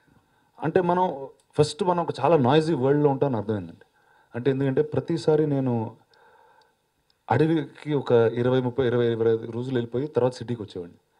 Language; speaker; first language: Telugu; native; Telugu